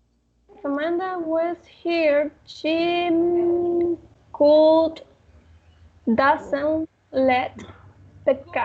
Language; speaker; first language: English; non-native, learner; Spanish